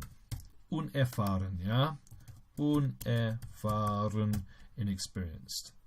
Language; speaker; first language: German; non-native, fluent; English